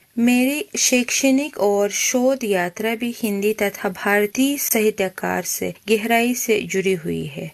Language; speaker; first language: Hindi; non-native, fluent; Uzbek